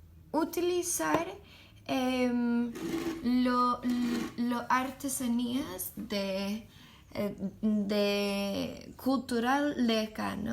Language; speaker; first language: Spanish; non-native, learner; English